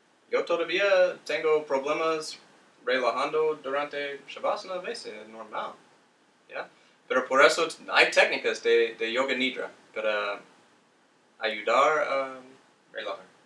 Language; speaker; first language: Spanish; non-native, fluent; English